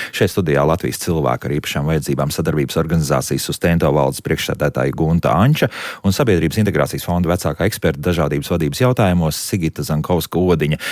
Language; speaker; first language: Latvian; native; Latvian